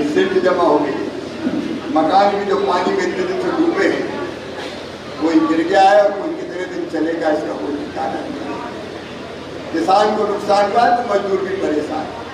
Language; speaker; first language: Hindi; native; Hindi